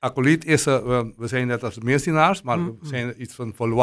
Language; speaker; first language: Dutch; non-native, local second language; Papiamento